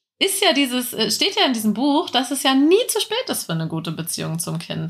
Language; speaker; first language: German; native; German